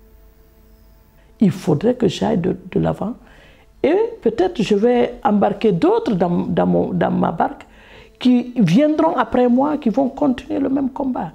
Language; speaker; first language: French; non-native, local second language; Fula